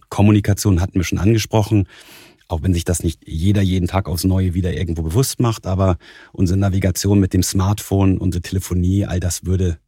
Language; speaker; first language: German; native; German